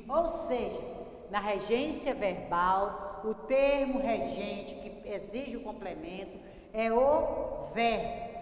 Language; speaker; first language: Portuguese; native; Portuguese